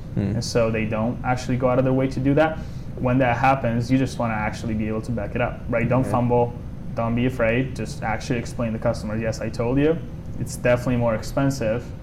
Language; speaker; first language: English; non-native, fluent; Italian